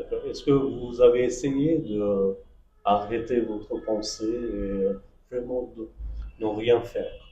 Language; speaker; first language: French; non-native, fluent; Bangla